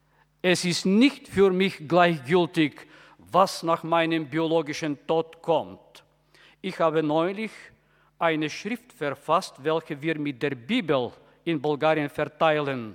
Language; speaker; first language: German; non-native, fluent; Bulgarian